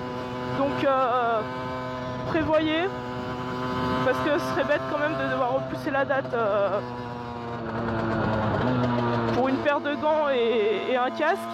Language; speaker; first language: French; native; French